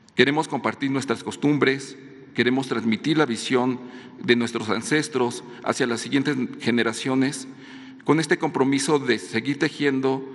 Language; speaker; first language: Spanish; native; Spanish